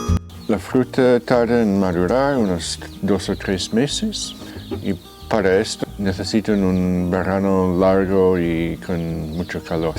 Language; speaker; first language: Spanish; non-native, fluent; English